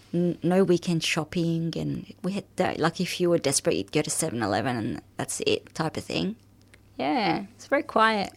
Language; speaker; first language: English; early bilingual, other home language; Arabic